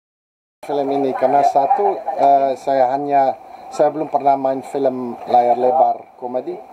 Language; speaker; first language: Indonesian; non-native, fluent; Dutch